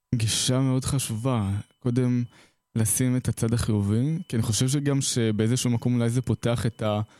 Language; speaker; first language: Hebrew; native; Hebrew